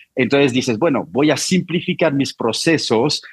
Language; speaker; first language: Spanish; non-native, fluent; French